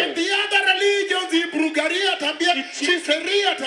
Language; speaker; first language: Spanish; non-native, learner; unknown